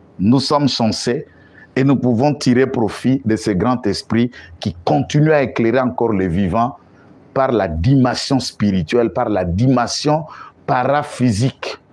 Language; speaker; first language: French; non-native, local second language; Lingala